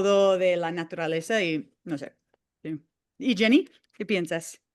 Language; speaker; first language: Spanish; non-native, fluent; English